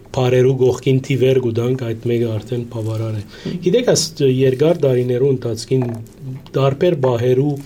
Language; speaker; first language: Armenian; early bilingual, heritage; Armenian